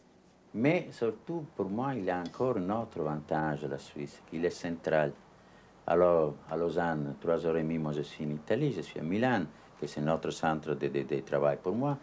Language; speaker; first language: French; non-native, learner; Italian